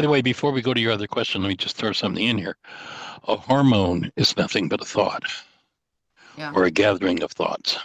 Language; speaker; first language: English; native; English